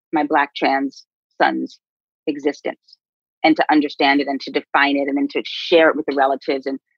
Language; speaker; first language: English; native; English